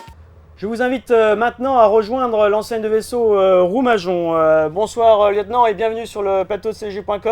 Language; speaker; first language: French; native; French